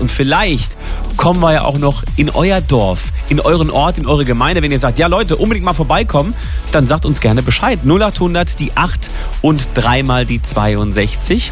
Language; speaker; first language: German; native; German